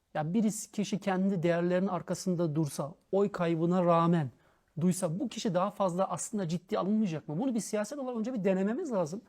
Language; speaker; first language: Turkish; early bilingual, heritage; Turkish